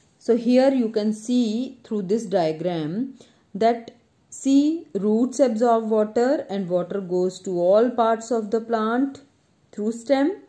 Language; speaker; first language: English; non-native, local second language; Punjabi